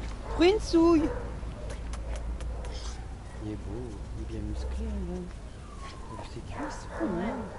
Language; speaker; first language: French; native; French